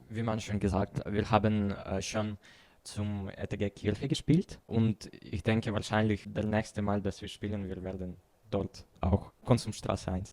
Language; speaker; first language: German; non-native, learner; Ukrainian